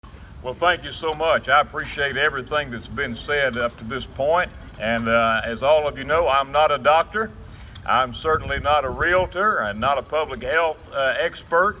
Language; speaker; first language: English; native; English